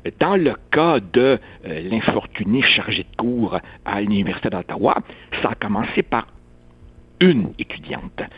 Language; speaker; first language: French; early bilingual, other home language; Spanish